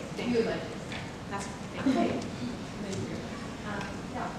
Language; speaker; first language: English; native; English